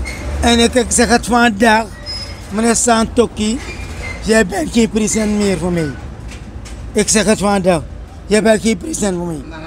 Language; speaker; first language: Dutch; non-native, local second language; Sranan Tongo